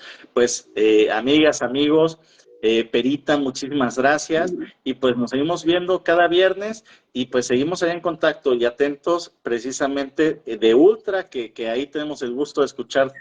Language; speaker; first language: Spanish; native; Spanish